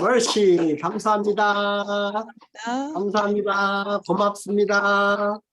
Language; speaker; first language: Korean; native; Korean